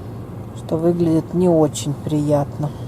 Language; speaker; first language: Russian; native; Russian